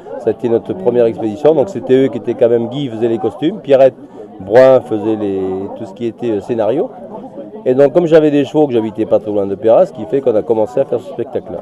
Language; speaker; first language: French; native; French